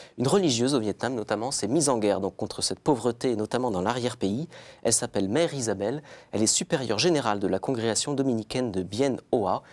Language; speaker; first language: French; native; French